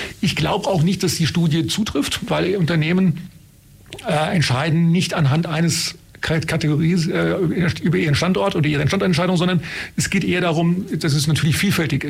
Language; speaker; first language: German; native; German